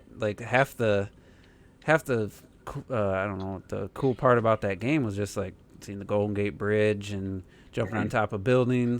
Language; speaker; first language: English; native; English